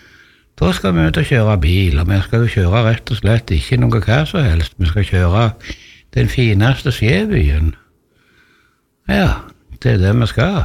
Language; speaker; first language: Norwegian; native; Norwegian